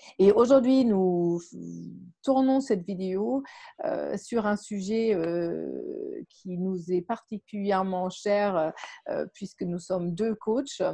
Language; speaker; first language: French; non-native, fluent; German